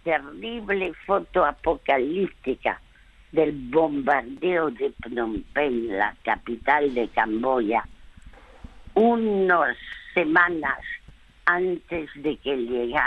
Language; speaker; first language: Spanish; early bilingual, other home language; French